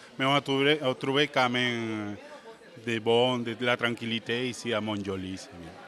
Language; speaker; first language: French; non-native, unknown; Spanish